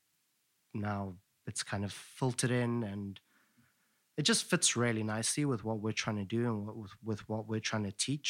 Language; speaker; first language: English; native; English